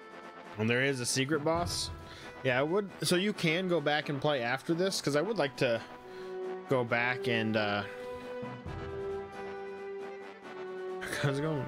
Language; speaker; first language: English; native; English